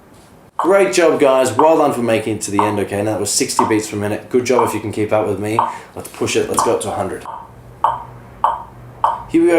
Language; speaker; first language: English; native; English